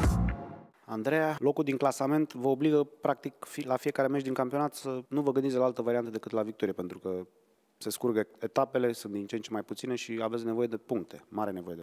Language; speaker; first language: Romanian; native; Romanian